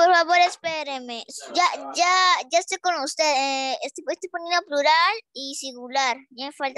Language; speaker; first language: Spanish; native; Spanish